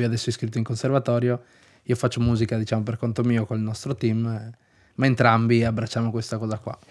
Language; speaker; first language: Italian; early bilingual, other home language; Spanish